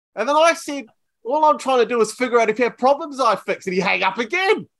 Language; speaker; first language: English; native; English